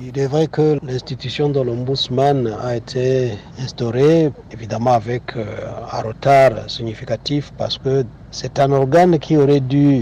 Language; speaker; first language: French; non-native, local second language; Rundi